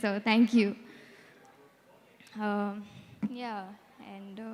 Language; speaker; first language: Telugu; non-native, learner; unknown